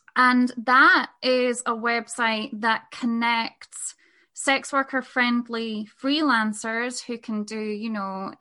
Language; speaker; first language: English; native; English